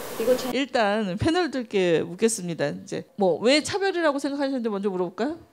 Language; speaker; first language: Korean; native; Korean